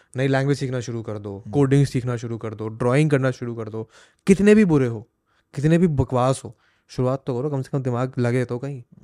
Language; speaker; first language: Hindi; native; Hindi